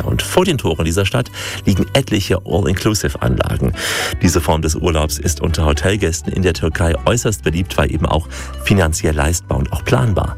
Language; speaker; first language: German; native; German